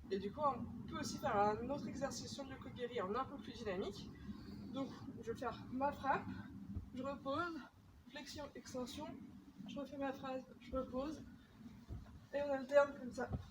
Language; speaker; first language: French; native; French